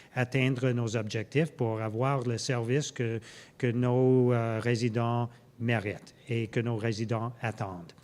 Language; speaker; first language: French; non-native, local second language; English